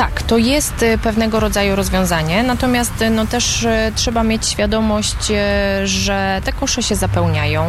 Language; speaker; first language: Polish; native; Polish